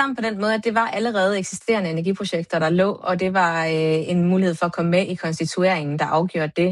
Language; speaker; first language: Danish; native; Danish